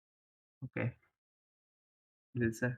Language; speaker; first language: English; non-native, learner; Indonesian